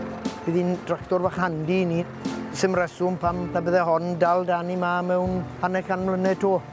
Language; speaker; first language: Welsh; native; Welsh